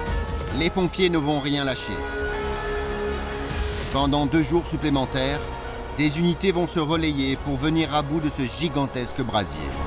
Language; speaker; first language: French; native; French